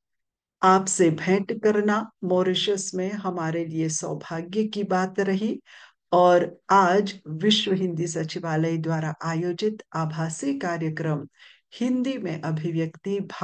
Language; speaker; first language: Hindi; non-native, local second language; Morisyen